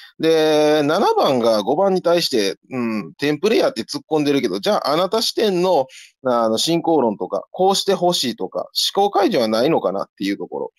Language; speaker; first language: Japanese; native; Japanese